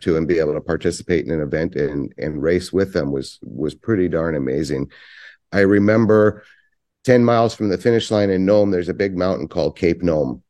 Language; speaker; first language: English; native; English